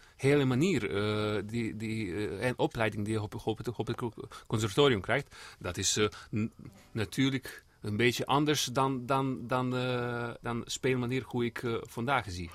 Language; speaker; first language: Dutch; non-native, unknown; Serbian